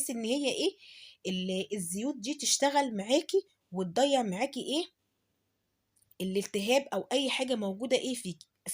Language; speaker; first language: Arabic; native; Arabic